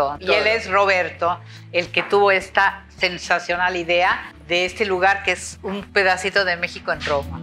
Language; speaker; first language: Spanish; native; Spanish